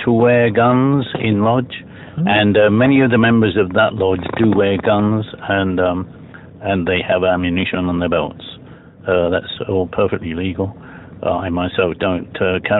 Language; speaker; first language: English; native; English